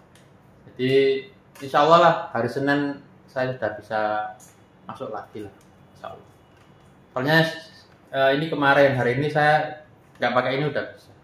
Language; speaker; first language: Indonesian; non-native, local second language; Javanese